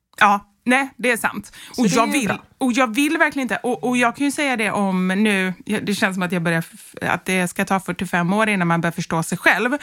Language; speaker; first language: Swedish; native; Swedish